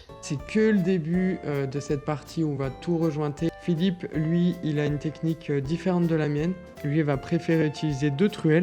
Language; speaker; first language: French; native; French